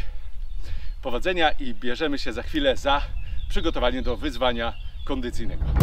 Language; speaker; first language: Polish; native; Polish